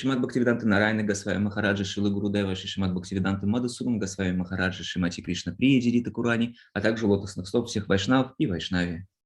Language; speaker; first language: Russian; native; Russian